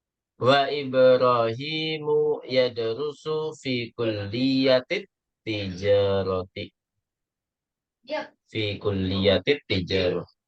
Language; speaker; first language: Arabic; non-native, fluent; Indonesian